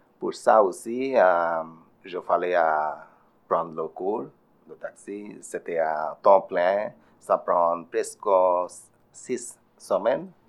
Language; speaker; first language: French; non-native, learner; Bangla